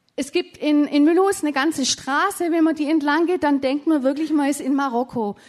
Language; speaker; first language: German; native; German